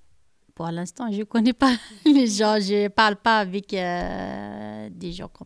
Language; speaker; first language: French; non-native, local second language; Arabic